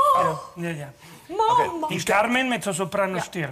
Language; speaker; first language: German; non-native, fluent; Spanish